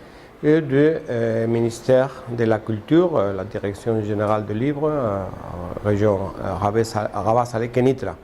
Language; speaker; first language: French; non-native, fluent; Spanish